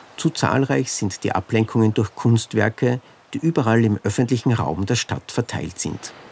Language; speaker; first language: German; native; German